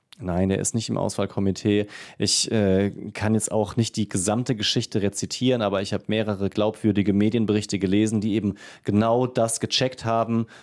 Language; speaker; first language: German; native; German